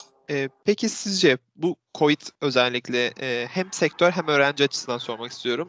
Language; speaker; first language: Turkish; native; Turkish